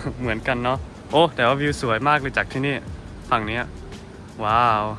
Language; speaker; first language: Thai; non-native, fluent; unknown